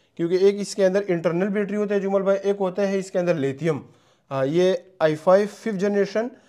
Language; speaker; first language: Urdu; non-native, local second language; Punjabi